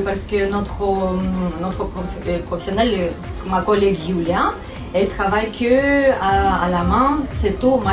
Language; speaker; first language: French; non-native, learner; Russian